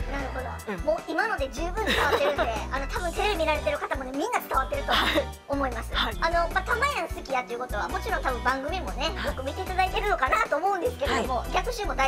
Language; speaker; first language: Japanese; native; Japanese